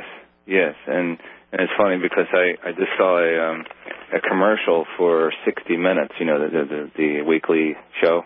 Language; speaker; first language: English; native; English